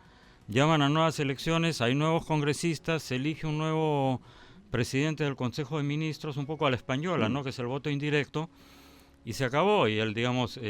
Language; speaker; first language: Spanish; native; Spanish